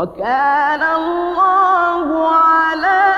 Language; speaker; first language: Arabic; native; Arabic